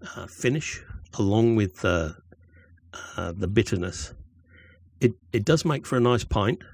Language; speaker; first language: English; native; English